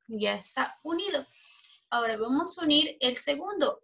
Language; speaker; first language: Spanish; native; Spanish